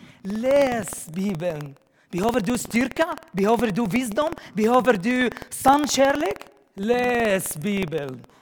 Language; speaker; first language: Swedish; non-native, learner; Arabic